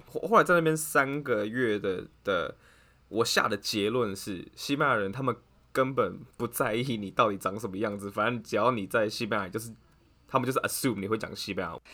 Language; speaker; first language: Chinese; native; Chinese